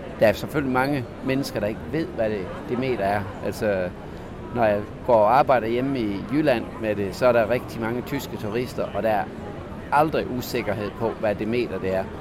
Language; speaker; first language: Danish; native; Danish